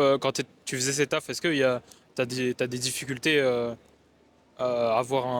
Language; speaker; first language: French; native; French